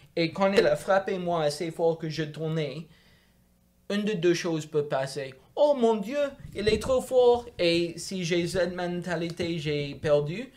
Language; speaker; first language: French; non-native, local second language; English